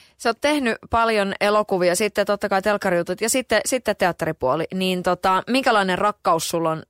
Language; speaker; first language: Finnish; native; Finnish